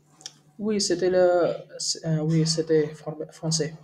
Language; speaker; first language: French; non-native, learner; Hindi